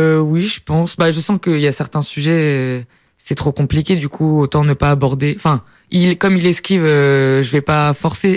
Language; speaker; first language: French; native; French